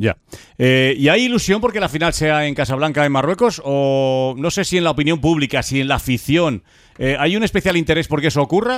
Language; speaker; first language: Spanish; native; Spanish